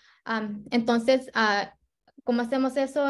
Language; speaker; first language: Spanish; early bilingual, heritage; Spanish